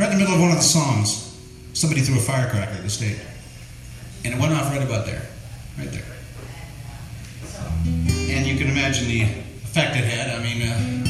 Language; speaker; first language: English; native; English